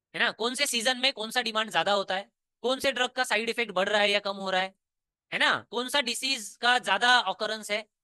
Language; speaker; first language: Hindi; non-native, local second language; Marathi